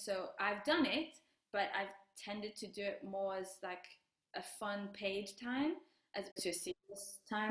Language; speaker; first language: English; non-native, local second language; Kinyarwanda